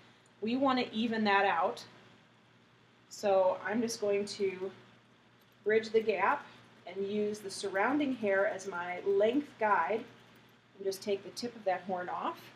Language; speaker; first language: English; native; English